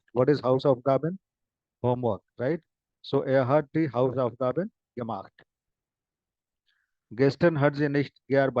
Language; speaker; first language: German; non-native, fluent; Hindi